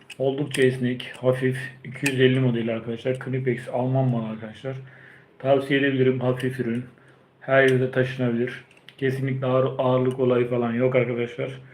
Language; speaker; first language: Turkish; early bilingual, heritage; Turkish